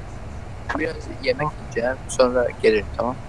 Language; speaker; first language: Turkish; early bilingual, heritage; Turkish